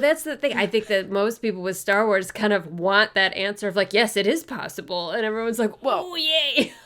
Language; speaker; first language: English; native; English